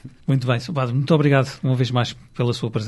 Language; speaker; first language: Portuguese; native; Portuguese